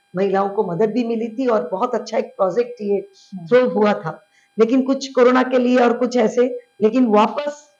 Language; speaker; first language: Hindi; early bilingual, heritage; Bangla